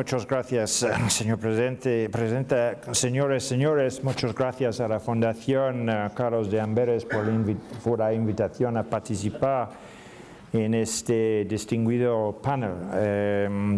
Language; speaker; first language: Spanish; non-native, learner; English